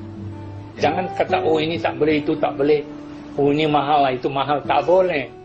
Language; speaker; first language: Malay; non-native, local second language; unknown